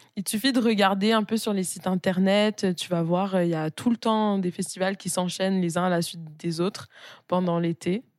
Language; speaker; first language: French; native; French